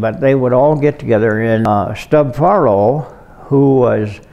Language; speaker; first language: English; native; English